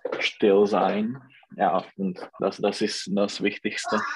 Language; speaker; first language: German; non-native, learner; Czech